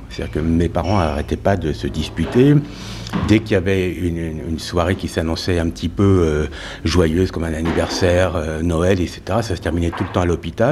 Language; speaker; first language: French; native; French